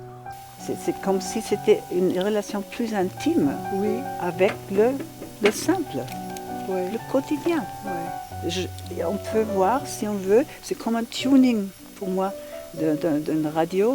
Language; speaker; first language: French; non-native, fluent; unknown